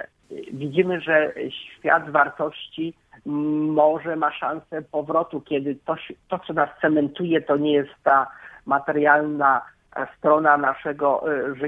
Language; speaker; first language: Polish; native; Polish